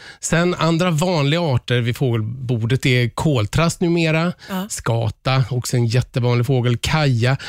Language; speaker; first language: Swedish; native; Swedish